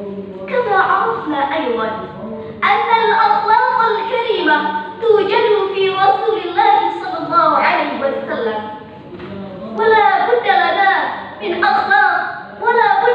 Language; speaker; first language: Arabic; non-native, fluent; Indonesian